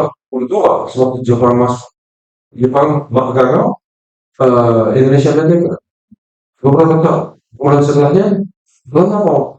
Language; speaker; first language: Indonesian; non-native, fluent; Dutch